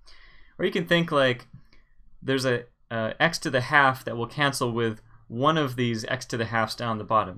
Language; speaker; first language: English; native; English